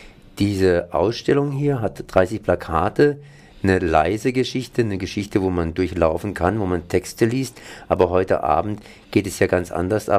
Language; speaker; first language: German; native; German